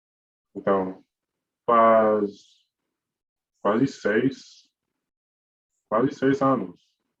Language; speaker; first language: Portuguese; non-native, learner; English